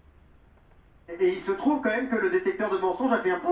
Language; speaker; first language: French; native; French